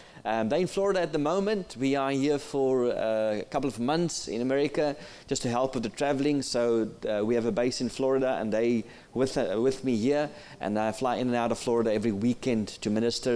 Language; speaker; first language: English; non-native, local second language; Afrikaans